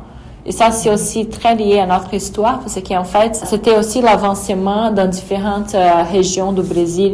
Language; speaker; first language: French; non-native, fluent; Portuguese